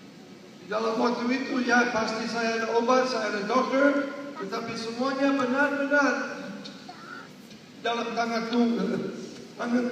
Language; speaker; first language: Indonesian; non-native, learner; English